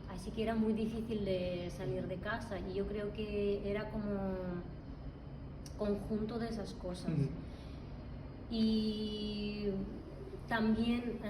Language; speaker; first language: Spanish; non-native, fluent; Russian